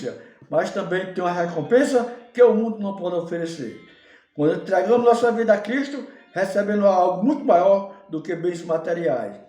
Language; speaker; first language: Portuguese; native; Portuguese